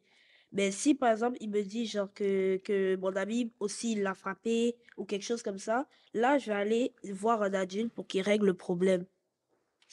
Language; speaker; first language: French; non-native, local second language; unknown